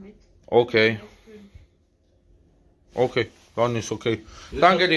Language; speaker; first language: German; non-native, learner; Polish